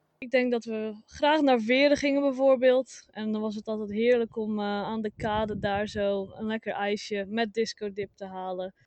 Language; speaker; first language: Dutch; native; Dutch